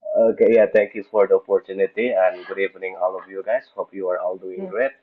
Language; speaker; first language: English; non-native, fluent; Indonesian